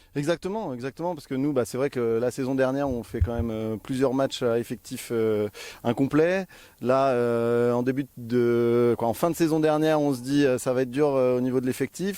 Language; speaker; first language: French; native; French